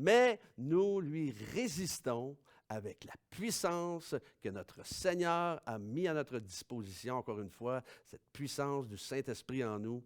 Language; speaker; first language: French; native; French